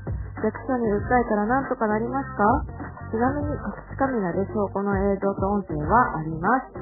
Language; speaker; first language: Japanese; native; Japanese